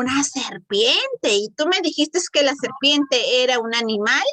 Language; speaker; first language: Spanish; native; Spanish